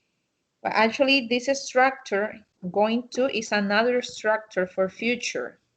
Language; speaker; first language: English; non-native, fluent; Spanish